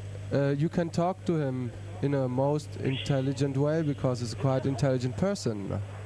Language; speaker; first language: English; non-native, fluent; German